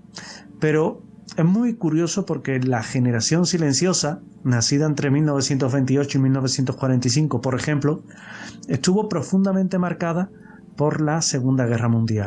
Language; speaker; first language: Spanish; native; Spanish